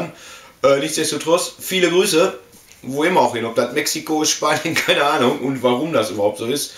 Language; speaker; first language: German; native; German